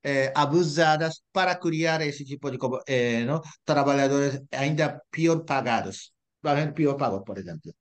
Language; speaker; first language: Portuguese; non-native, fluent; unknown